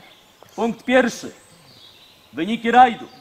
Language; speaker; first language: Polish; native; Polish